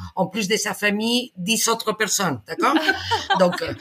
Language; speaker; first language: French; non-native, fluent; Spanish